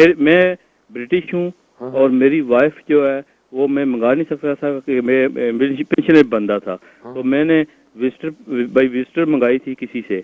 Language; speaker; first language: Urdu; non-native, local second language; Punjabi